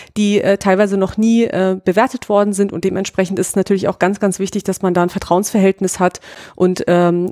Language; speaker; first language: German; native; German